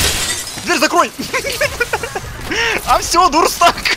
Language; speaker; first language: Russian; native; Russian